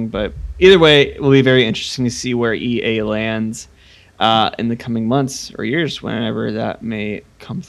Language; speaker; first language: English; native; English